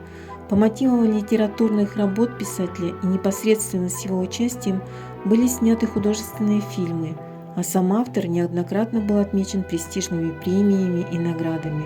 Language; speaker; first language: Russian; native; Russian